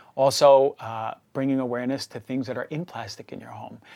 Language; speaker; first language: English; native; English